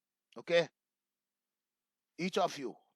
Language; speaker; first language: English; non-native, local second language; Hindi